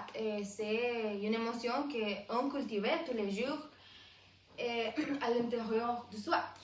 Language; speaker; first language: French; non-native, learner; Spanish